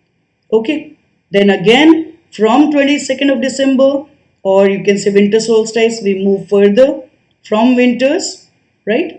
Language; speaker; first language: English; non-native, local second language; Hindi